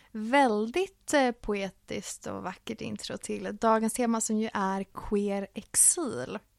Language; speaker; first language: Swedish; early bilingual, other home language; Finnish